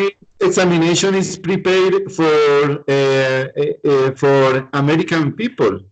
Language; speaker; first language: English; non-native, learner; Spanish